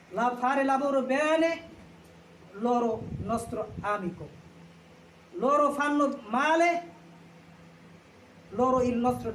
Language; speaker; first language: Italian; non-native, learner; Bangla